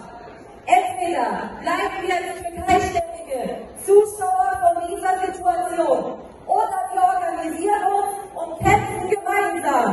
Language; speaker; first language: German; early bilingual, other home language; Turkish